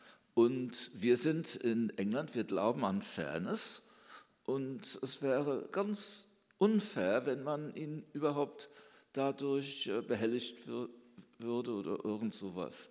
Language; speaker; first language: German; early bilingual, heritage; German